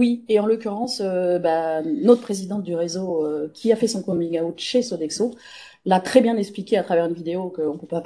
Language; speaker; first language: French; native; French